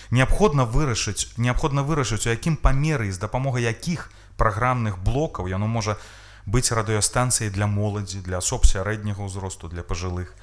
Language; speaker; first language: Belarusian; native; Belarusian